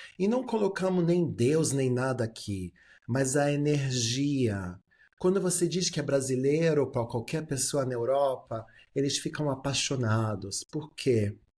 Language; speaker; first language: Portuguese; early bilingual, heritage; Portuguese